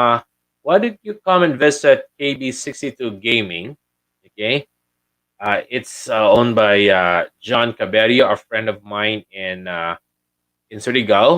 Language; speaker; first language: English; non-native, local second language; Filipino